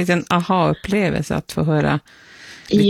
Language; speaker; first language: Swedish; native; Swedish